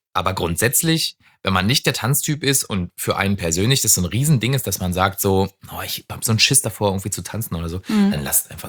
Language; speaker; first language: German; native; German